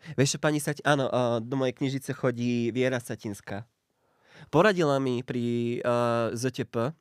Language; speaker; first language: Slovak; non-native, local second language; Hungarian